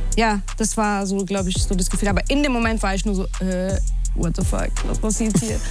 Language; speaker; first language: German; early bilingual, other home language; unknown